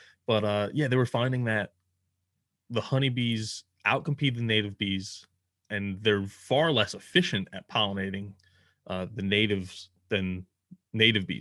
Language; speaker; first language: English; native; English